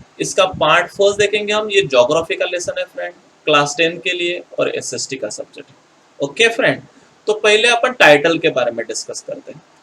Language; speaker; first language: Hindi; non-native, local second language; Marathi